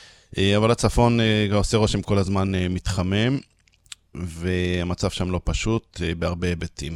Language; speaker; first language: Hebrew; native; Hebrew